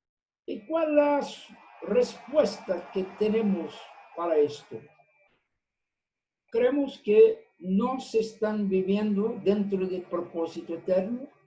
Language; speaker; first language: Spanish; non-native, fluent; Portuguese